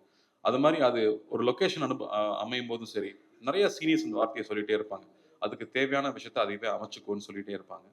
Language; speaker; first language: Tamil; native; Tamil